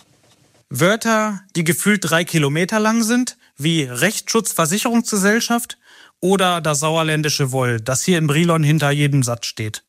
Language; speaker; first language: German; native; German